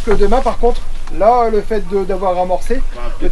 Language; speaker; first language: French; native; French